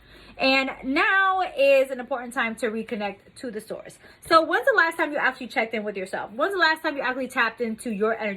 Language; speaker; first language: English; native; English